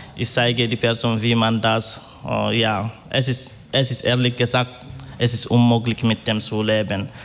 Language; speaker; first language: German; non-native, fluent; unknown